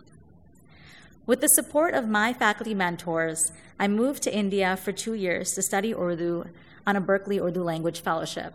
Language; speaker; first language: English; native; English